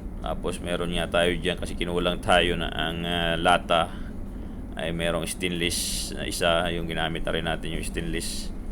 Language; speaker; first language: Filipino; native; Filipino